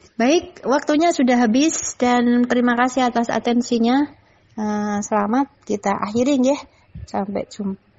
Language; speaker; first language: Indonesian; non-native, local second language; Javanese